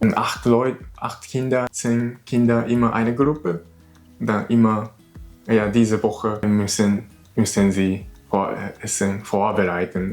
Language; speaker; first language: German; non-native, learner; Japanese